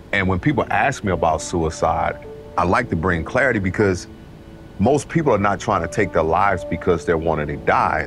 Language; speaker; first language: English; native; English